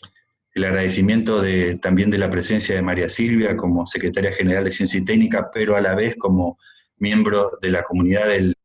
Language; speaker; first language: Spanish; native; Spanish